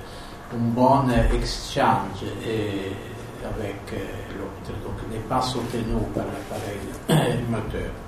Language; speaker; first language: French; non-native, fluent; Italian